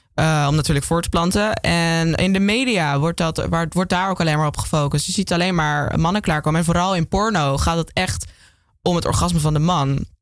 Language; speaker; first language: Dutch; native; Dutch